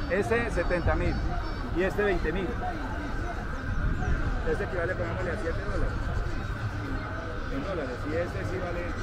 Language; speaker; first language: Spanish; native; Spanish